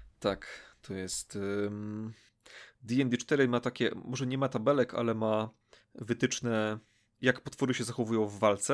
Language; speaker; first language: Polish; native; Polish